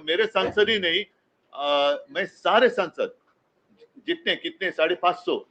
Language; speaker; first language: Hindi; non-native, local second language; Marathi